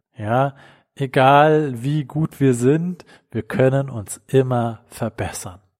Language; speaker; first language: German; native; German